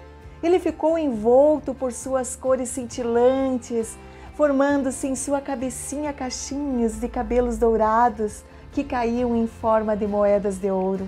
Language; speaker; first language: Portuguese; native; Portuguese